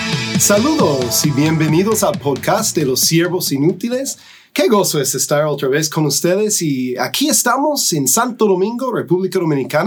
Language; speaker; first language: Spanish; non-native, fluent; English